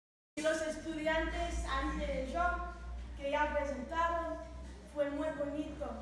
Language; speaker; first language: Spanish; non-native, learner; English